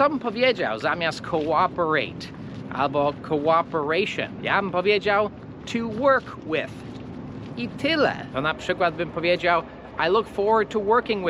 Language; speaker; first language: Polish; non-native, fluent; English